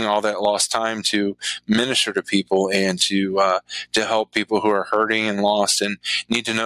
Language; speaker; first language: English; native; English